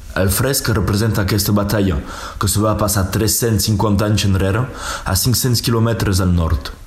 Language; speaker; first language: Catalan; non-native, local second language; French